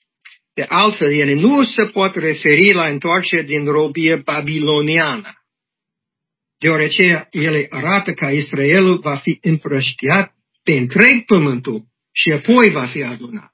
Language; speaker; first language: Romanian; non-native, learner; English